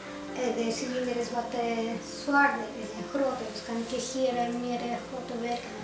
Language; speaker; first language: Dutch; non-native, fluent; Spanish